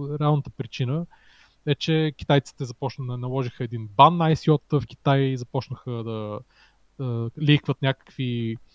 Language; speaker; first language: Bulgarian; native; Bulgarian